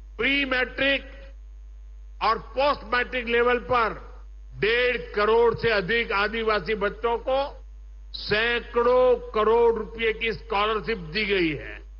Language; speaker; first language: Hindi; non-native, local second language; Gujarati